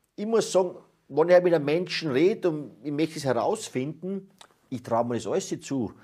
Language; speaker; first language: German; native; German